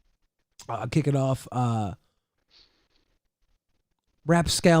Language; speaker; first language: English; native; English